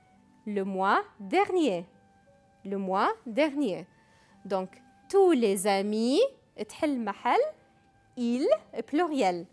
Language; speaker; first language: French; non-native, fluent; Arabic